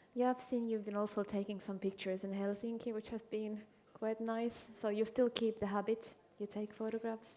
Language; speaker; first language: English; non-native, fluent; Finnish